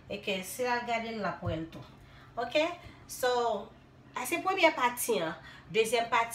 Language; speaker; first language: French; non-native, local second language; Haitian Creole